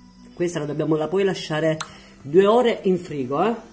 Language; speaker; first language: Italian; native; Italian